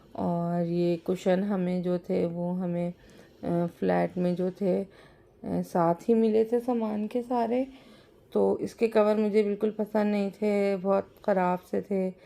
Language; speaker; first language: Urdu; native; Urdu